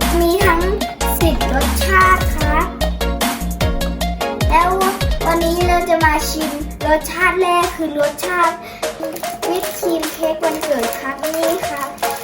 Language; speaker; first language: Thai; native; Thai